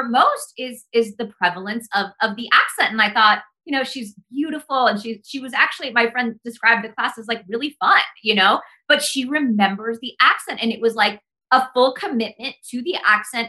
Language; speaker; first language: English; early bilingual, other home language; Spanish